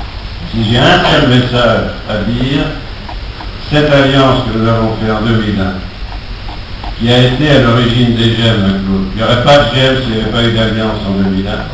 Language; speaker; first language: French; native; French